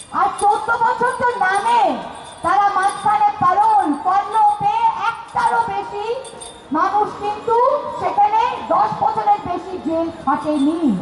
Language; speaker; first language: Bangla; native; Bangla